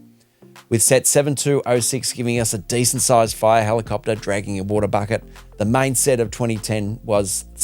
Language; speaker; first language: English; native; English